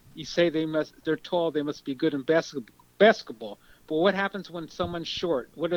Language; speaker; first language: English; native; English